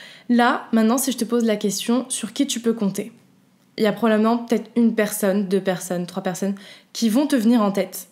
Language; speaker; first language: French; native; French